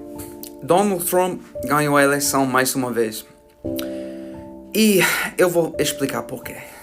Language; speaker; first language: Portuguese; non-native, fluent; English